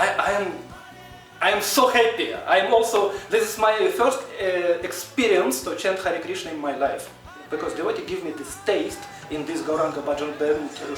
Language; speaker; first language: English; non-native, learner; Russian